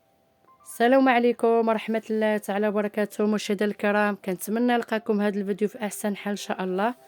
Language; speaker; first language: Arabic; native; Arabic